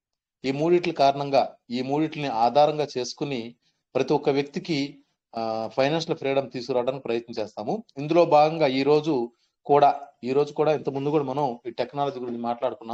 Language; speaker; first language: Telugu; native; Telugu